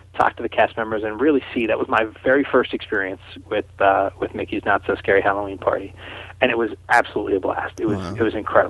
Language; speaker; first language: English; native; English